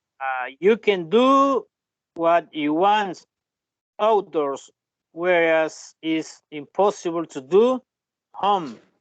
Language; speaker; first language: English; non-native, learner; Spanish